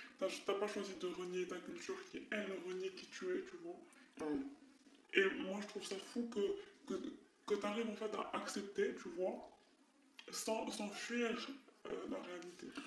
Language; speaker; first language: French; non-native, local second language; Arabic